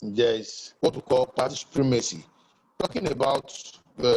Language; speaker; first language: English; non-native, local second language; Yoruba